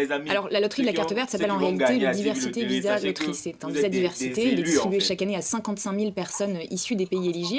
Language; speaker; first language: French; native; French